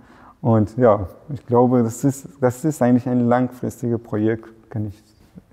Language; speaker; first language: German; non-native, fluent; Persian